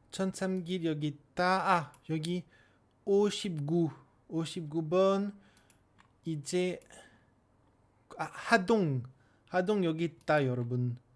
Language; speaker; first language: Korean; non-native, learner; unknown